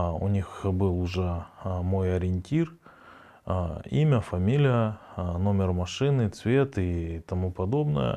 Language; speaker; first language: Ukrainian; non-native, local second language; Russian